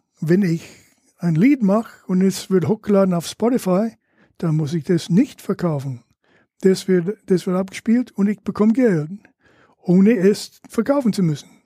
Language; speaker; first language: German; non-native, fluent; English